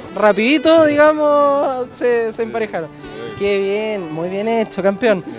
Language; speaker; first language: Spanish; native; Spanish